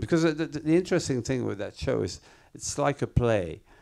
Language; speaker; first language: English; non-native, fluent; French